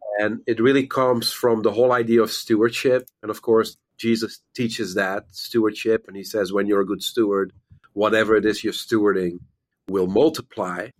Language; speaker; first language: English; non-native, fluent; Dutch